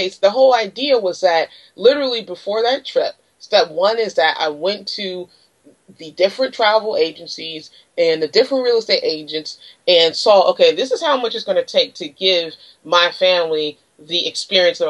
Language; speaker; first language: English; native; English